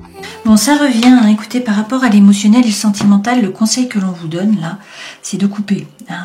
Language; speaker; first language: French; native; French